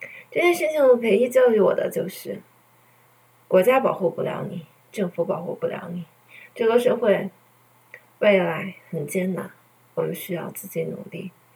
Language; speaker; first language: Chinese; native; Chinese